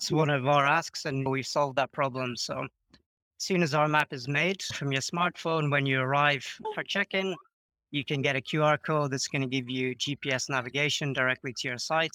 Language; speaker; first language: English; native; English